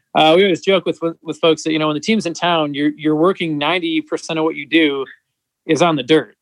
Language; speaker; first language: English; native; English